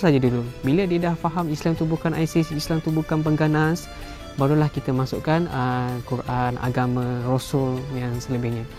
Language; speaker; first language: Malay; native; Malay